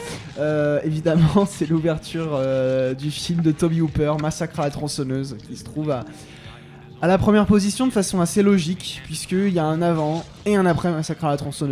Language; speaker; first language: French; native; French